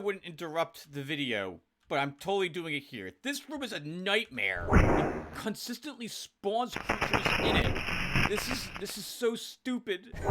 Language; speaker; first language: English; native; English